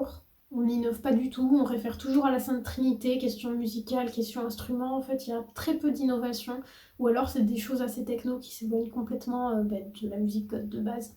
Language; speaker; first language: French; native; French